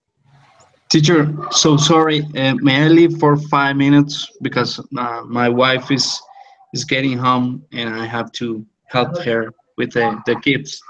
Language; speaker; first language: English; non-native, learner; Spanish